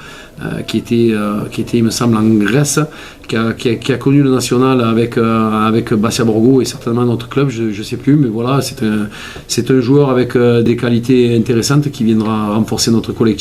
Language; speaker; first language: French; native; French